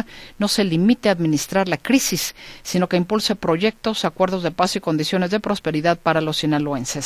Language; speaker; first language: Spanish; native; Spanish